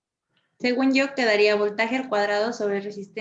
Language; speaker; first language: Spanish; native; Spanish